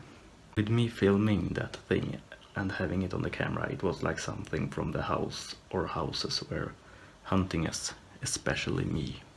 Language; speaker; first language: English; non-native, fluent; Swedish